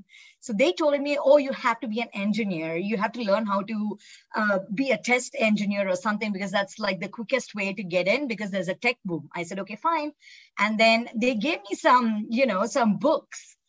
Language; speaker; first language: English; non-native, local second language; Telugu